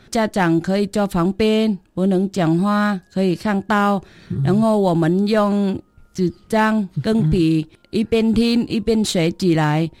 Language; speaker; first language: Chinese; non-native, learner; Vietnamese